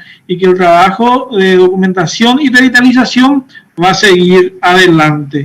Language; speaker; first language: Spanish; native; Spanish